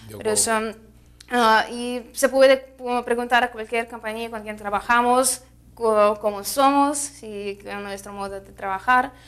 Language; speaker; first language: Spanish; non-native, fluent; Russian